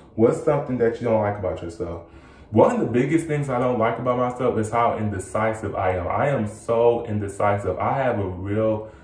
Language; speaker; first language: English; native; English